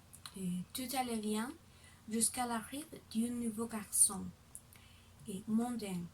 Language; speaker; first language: French; non-native, learner; Spanish